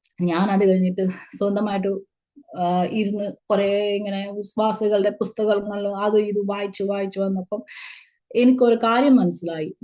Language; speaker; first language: Malayalam; early bilingual, heritage; Malayalam